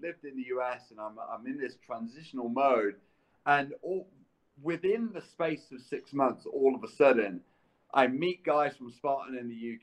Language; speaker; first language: English; native; English